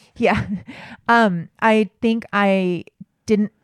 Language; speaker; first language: English; native; English